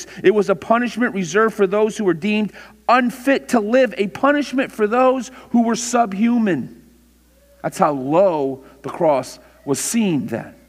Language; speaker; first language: English; native; English